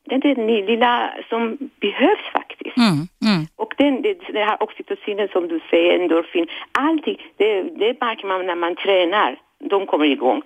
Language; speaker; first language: Swedish; non-native, fluent; Persian